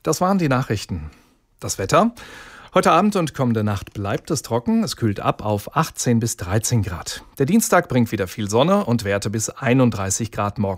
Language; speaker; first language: German; native; German